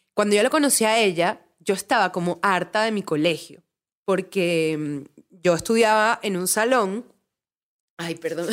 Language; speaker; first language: Spanish; native; Spanish